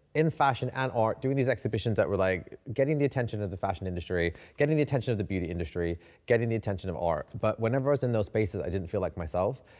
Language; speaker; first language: English; native; English